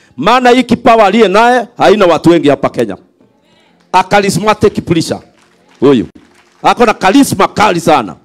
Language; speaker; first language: Swahili; non-native, local second language; Kikuyu